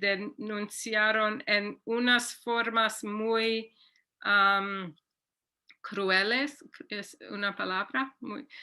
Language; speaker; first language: Spanish; non-native, fluent; English